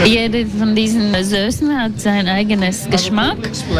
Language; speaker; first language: German; non-native, learner; Latvian